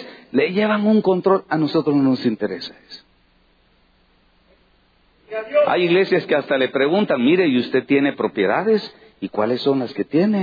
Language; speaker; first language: Spanish; native; Spanish